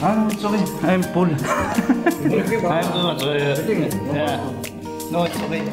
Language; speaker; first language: English; non-native, learner; Filipino